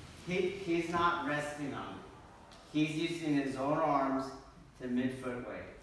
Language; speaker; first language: English; native; English